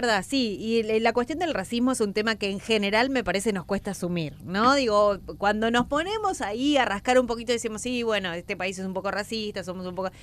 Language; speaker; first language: Spanish; native; Spanish